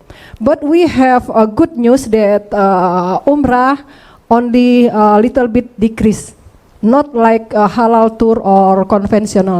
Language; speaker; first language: English; non-native, learner; Indonesian